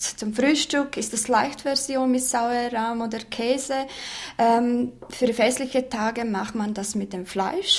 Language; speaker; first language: German; non-native, fluent; Bosnian